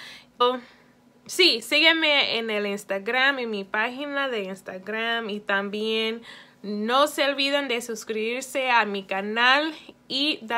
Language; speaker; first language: Spanish; early bilingual, heritage; Spanish